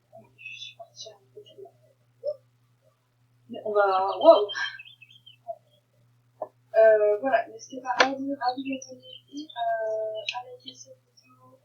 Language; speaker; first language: French; native; French